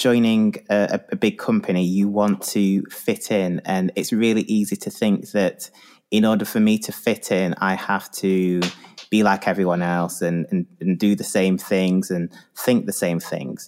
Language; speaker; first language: English; native; English